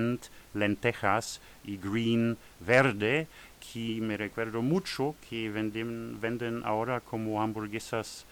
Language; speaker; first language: Spanish; non-native, learner; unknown